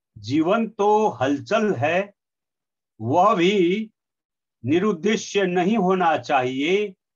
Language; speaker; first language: Hindi; non-native, local second language; Nepali